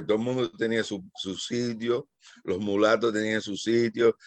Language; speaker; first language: Spanish; early bilingual, other home language; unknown